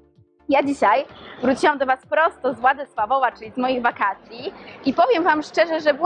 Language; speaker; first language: Polish; native; Polish